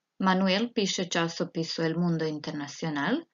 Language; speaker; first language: Spanish; non-native, fluent; Croatian